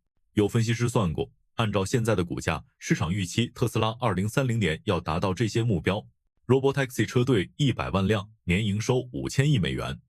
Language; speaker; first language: Chinese; native; Chinese